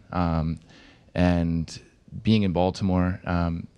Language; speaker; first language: English; native; English